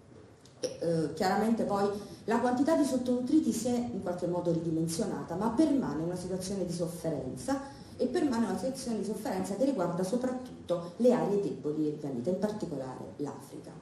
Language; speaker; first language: Italian; native; Italian